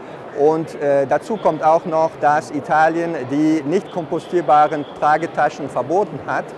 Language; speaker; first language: German; non-native, fluent; Italian